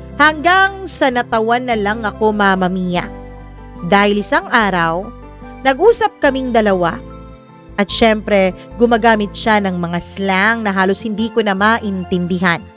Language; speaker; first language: Filipino; non-native, local second language; Cebuano